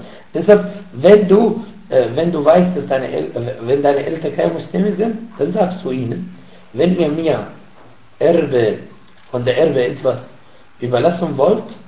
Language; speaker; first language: German; non-native, fluent; Arabic